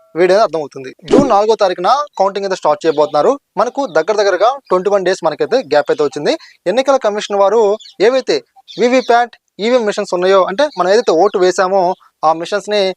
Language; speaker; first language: Telugu; native; Telugu